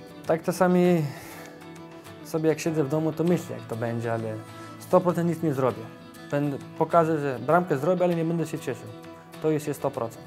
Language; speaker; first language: Polish; early bilingual, heritage; Polish